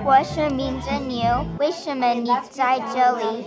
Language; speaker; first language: Chinese; non-native, learner; English